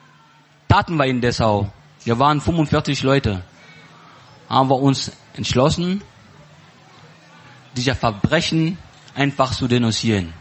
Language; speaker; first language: German; non-native, learner; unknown